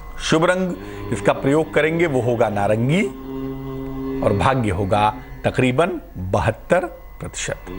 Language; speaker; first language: Hindi; native; Hindi